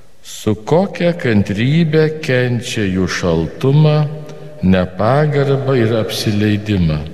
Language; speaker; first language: Lithuanian; native; Lithuanian